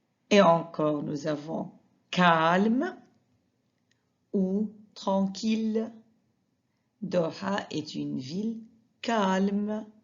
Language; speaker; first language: French; non-native, fluent; Arabic